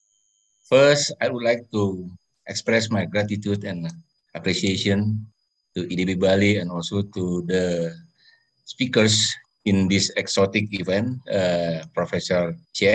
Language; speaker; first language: English; non-native, fluent; Indonesian